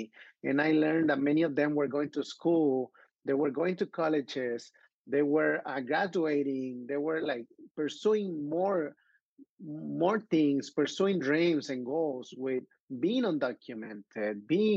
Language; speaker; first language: English; non-native, fluent; Spanish